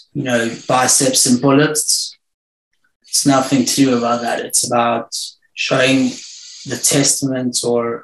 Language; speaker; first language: English; native; English